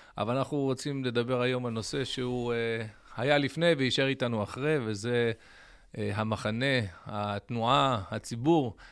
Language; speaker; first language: Hebrew; early bilingual, other home language; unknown